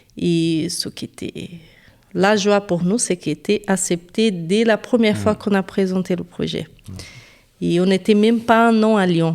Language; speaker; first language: French; non-native, fluent; Portuguese